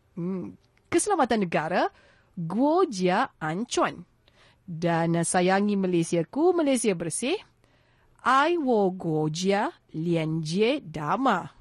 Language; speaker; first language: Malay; native; Malay